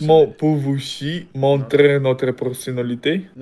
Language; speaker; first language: French; non-native, learner; Russian